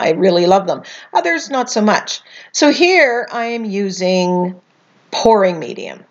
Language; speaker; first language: English; native; English